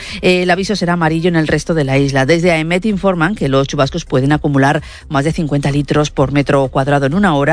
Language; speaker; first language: Spanish; native; Spanish